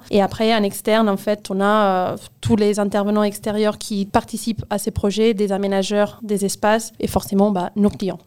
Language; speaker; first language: French; non-native, fluent; Spanish